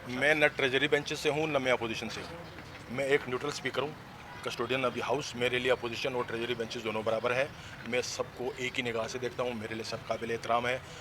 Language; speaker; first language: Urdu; non-native, local second language; Pashto